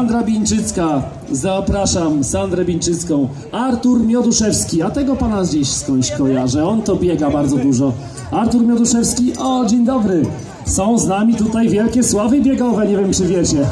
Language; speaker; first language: Polish; native; Polish